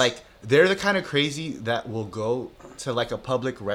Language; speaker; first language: English; early bilingual, other home language; Filipino